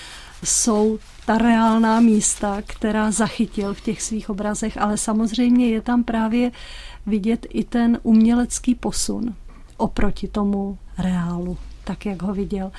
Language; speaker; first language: Czech; native; Czech